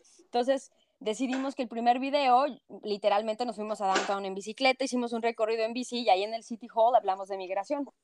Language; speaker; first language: Spanish; native; Spanish